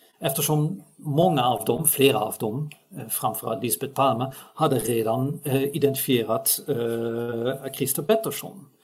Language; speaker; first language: Swedish; non-native, fluent; Dutch